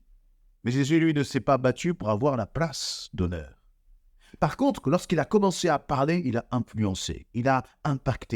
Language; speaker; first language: French; native; French